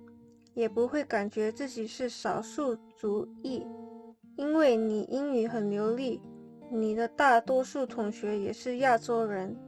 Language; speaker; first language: Chinese; non-native, learner; English